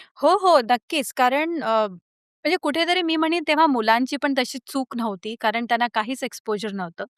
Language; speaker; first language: Marathi; early bilingual, heritage; Marathi